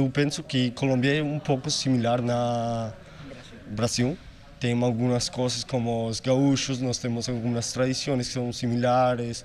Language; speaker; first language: Portuguese; non-native, learner; Spanish